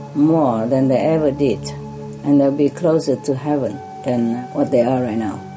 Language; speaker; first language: English; non-native, fluent; Vietnamese